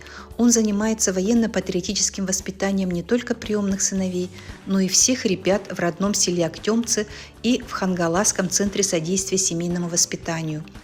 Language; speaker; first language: Russian; native; Russian